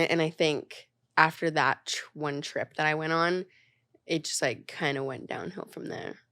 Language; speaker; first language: English; native; English